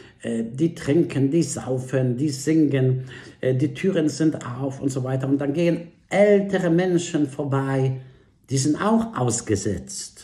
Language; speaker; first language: German; non-native, fluent; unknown